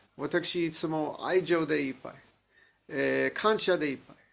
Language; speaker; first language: Japanese; non-native, learner; English